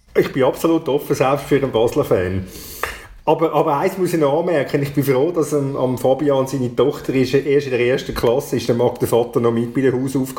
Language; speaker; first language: German; native; German